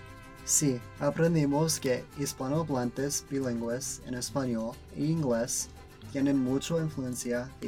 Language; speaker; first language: Spanish; early bilingual, other home language; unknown